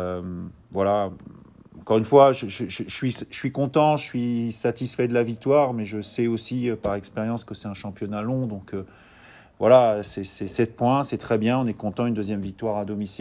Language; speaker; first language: French; native; French